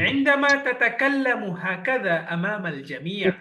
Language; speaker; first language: Arabic; non-native, fluent; Bangla